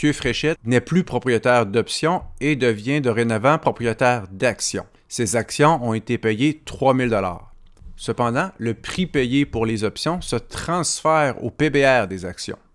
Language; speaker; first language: French; native; French